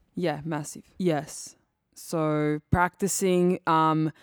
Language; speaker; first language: English; early bilingual, other home language; Serbian